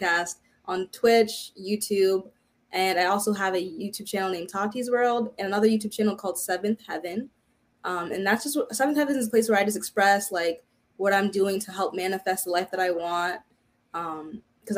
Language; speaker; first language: English; early bilingual, other home language; Haitian Creole